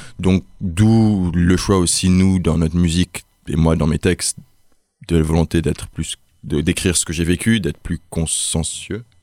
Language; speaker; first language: French; early bilingual, heritage; French